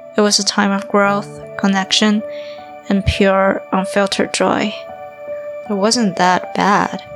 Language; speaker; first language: English; non-native, fluent; Chinese